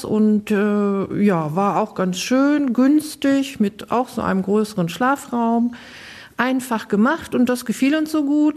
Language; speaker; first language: German; native; German